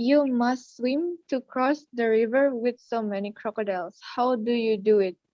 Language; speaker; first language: English; non-native, learner; Indonesian